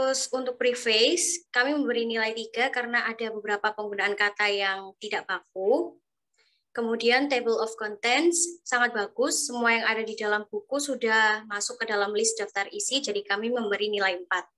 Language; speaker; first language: Indonesian; native; Indonesian